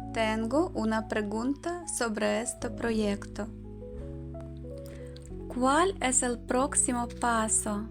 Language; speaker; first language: Spanish; non-native, fluent; Ukrainian